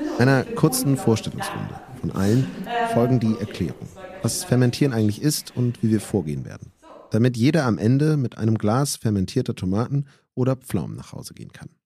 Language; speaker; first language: German; native; German